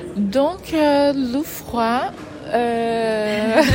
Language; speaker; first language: French; non-native, fluent; Portuguese